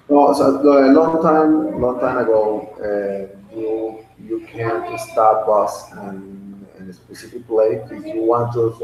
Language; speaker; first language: English; non-native, learner; Spanish